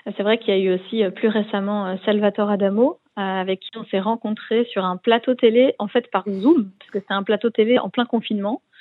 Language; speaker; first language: French; native; French